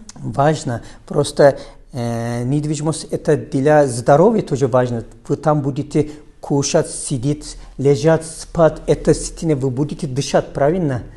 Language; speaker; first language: Russian; non-native, learner; Turkish